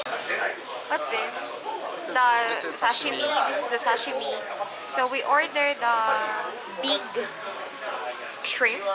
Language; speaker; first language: English; non-native, local second language; Filipino